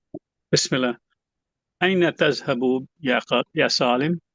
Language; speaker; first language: Arabic; non-native, learner; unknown